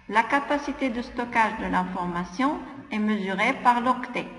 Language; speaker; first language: French; non-native, local second language; Arabic